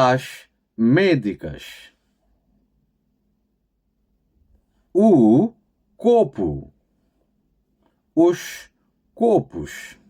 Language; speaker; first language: Portuguese; non-native, fluent; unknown